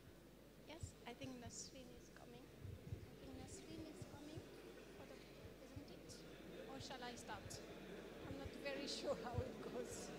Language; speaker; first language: English; non-native, fluent; French